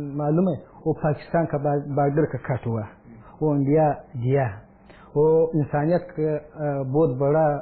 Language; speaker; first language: Hindi; non-native, learner; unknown